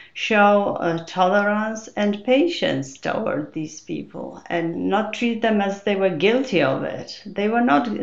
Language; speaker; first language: English; non-native, fluent; Polish